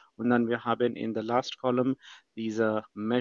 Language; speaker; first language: German; non-native, fluent; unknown